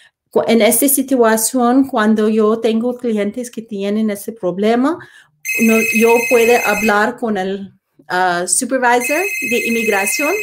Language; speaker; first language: Spanish; non-native, learner; English